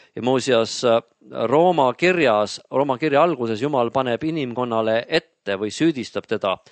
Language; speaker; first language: Estonian; native; Estonian